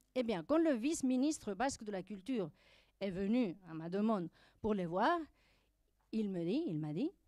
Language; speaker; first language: French; non-native, fluent; Spanish